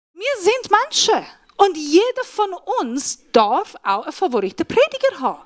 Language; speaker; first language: German; non-native, fluent; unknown